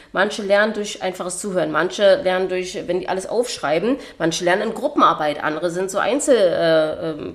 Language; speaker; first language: German; native; German